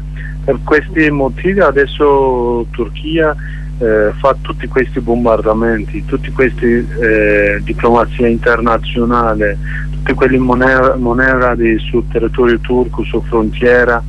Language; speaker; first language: Italian; non-native, learner; Kurdish